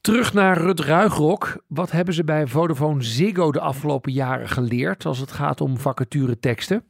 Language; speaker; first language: Dutch; native; Dutch